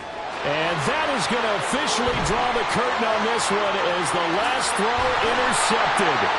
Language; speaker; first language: English; native; English